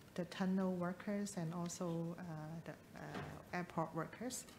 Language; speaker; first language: English; non-native, local second language; Chinese